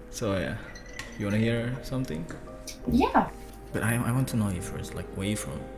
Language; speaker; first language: English; non-native, fluent; Indonesian